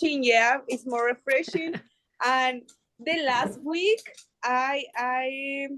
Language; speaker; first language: English; non-native, learner; Spanish